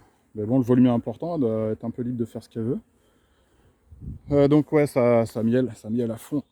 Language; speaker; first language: French; native; French